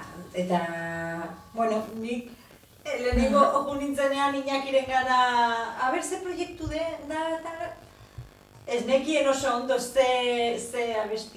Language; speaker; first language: Basque; non-native, local second language; Spanish